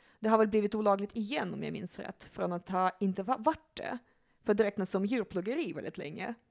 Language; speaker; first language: Swedish; early bilingual, other home language; Russian